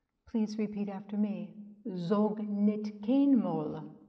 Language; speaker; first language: English; native; English